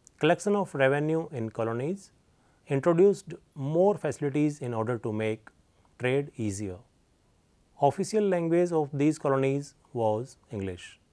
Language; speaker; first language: English; non-native, local second language; Hindi